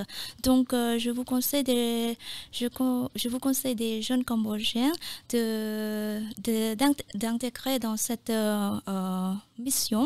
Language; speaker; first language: French; non-native, fluent; Khmer